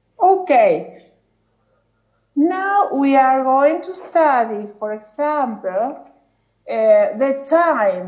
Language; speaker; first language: English; non-native, learner; Spanish